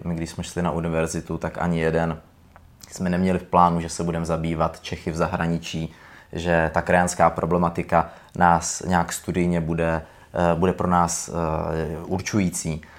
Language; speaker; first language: Czech; native; Czech